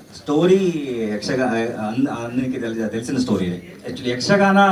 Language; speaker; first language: Telugu; non-native, learner; Kannada